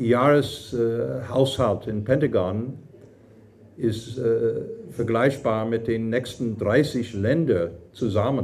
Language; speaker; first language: German; non-native, fluent; English